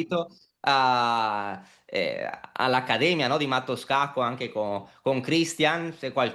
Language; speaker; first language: Italian; native; Italian